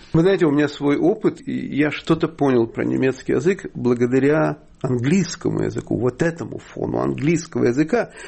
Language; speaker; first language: Russian; native; Russian